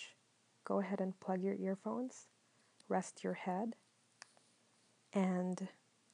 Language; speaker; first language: English; non-native, local second language; Filipino